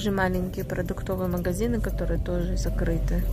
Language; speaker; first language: Russian; native; Russian